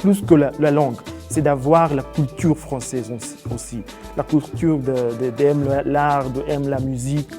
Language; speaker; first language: French; non-native, fluent; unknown